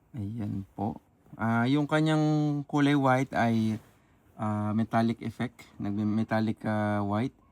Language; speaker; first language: Filipino; native; Filipino